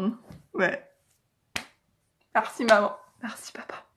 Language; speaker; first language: French; native; French